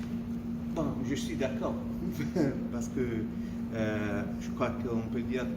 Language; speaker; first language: French; non-native, fluent; Italian